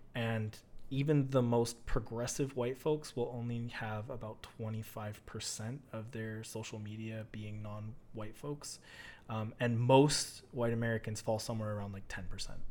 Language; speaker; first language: English; native; English